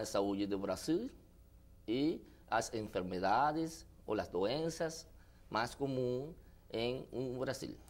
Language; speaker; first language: Portuguese; non-native, learner; Spanish